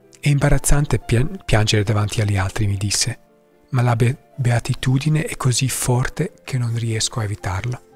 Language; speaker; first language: Italian; non-native, fluent; English